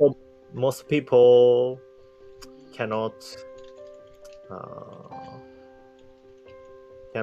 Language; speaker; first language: English; non-native, learner; Japanese